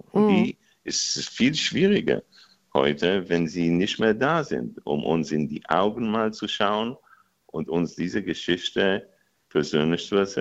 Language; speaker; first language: German; non-native, fluent; Hebrew